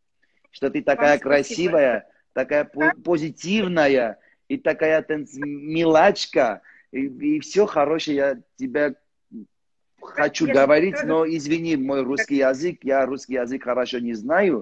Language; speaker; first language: Russian; non-native, learner; Armenian